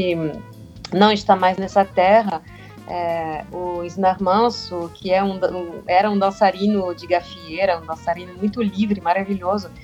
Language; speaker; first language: Portuguese; non-native, fluent; French